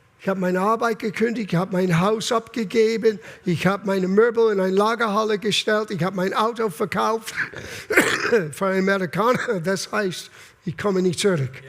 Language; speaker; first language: German; non-native, fluent; English